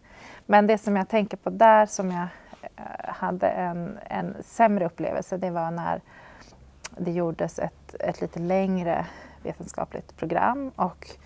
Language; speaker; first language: Swedish; native; Swedish